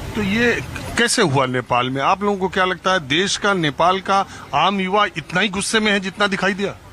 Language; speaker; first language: Hindi; native; Hindi